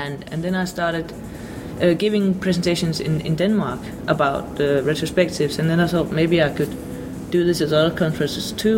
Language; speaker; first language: English; non-native, fluent; Danish